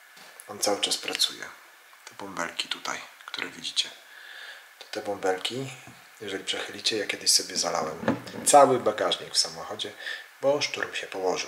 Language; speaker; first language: Polish; native; Polish